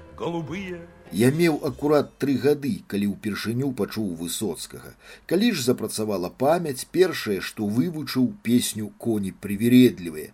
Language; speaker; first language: Belarusian; native; Belarusian